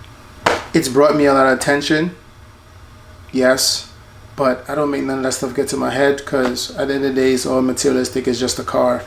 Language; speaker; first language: English; native; English